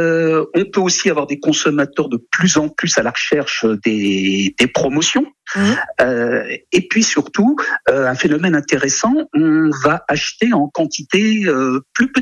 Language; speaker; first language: French; native; French